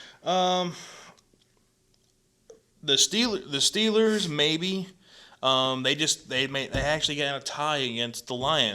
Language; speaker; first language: English; native; English